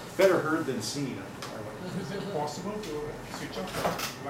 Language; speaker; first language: English; native; English